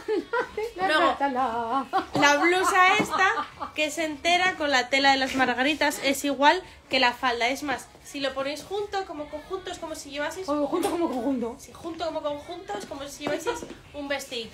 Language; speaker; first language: Spanish; native; Spanish